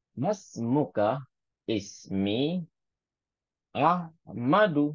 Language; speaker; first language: Arabic; non-native, fluent; Indonesian